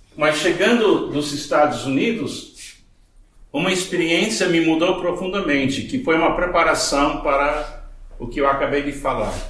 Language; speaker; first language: Portuguese; non-native, fluent; English